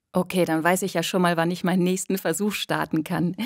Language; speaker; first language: German; native; German